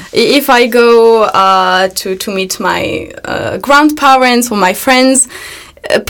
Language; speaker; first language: English; non-native, fluent; Polish